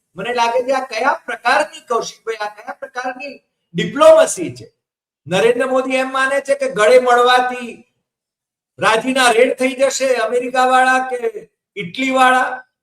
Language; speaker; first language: Gujarati; native; Gujarati